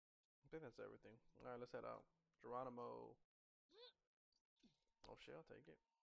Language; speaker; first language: English; native; English